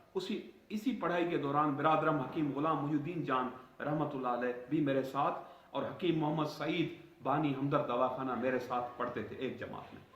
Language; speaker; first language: Urdu; non-native, local second language; Sindhi